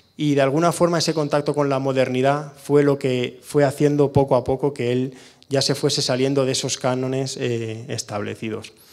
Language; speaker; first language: Spanish; non-native, local second language; Catalan